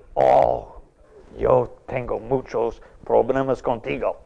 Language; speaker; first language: Spanish; non-native, learner; English